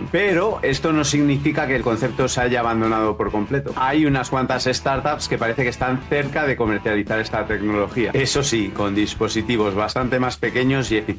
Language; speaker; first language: Spanish; native; Spanish